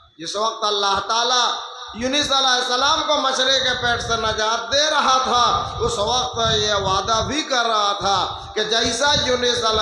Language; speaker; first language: Urdu; non-native, local second language; Bangla